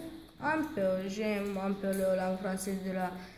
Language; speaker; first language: French; non-native, learner; Romanian